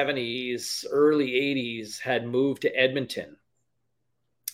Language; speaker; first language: English; native; English